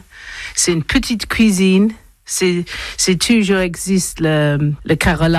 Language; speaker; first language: French; non-native, learner; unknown